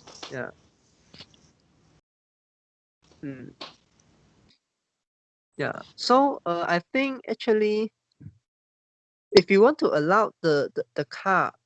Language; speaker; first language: English; non-native, learner; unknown